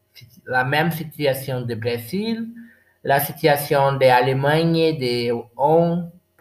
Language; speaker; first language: French; non-native, learner; Portuguese